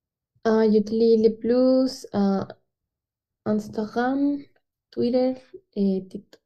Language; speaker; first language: French; non-native, learner; Spanish